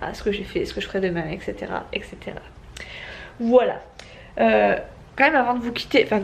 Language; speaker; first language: French; native; French